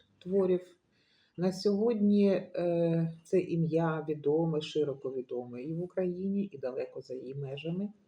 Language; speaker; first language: Ukrainian; native; Ukrainian